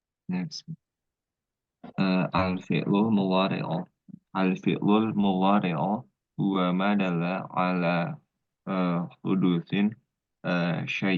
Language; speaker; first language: Arabic; non-native, learner; Indonesian